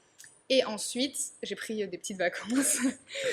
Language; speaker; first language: French; native; French